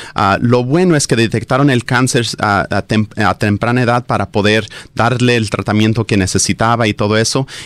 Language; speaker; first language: Spanish; early bilingual, heritage; Spanish